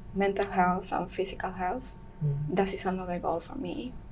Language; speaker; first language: English; non-native, learner; Spanish